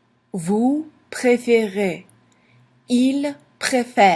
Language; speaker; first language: French; non-native, fluent; English